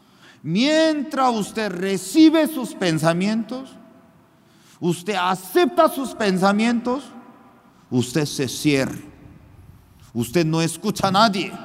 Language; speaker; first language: Spanish; non-native, fluent; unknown